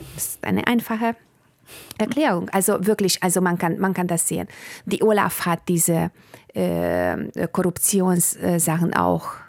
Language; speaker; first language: German; non-native, fluent; Bulgarian